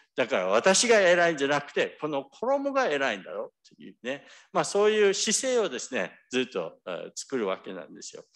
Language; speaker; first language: Japanese; early bilingual, other home language; English